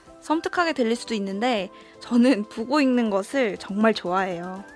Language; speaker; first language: Korean; native; Korean